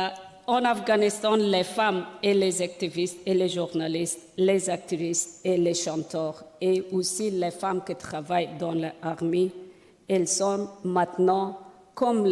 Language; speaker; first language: French; non-native, learner; Persian